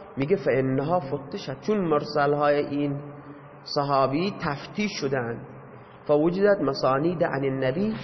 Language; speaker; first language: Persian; non-native, local second language; Baluchi